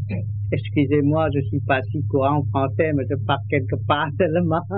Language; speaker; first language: French; non-native, learner; Vietnamese